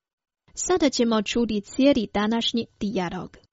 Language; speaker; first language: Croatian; non-native, fluent; Chinese